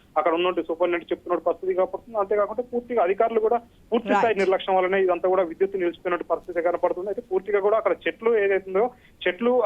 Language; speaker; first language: Telugu; native; Telugu